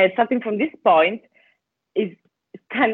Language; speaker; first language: English; non-native, fluent; Italian